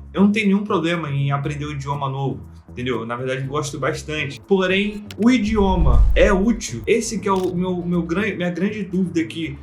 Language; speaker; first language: Portuguese; native; Portuguese